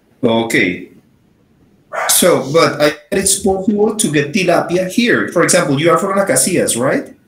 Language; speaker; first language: English; non-native, fluent; Spanish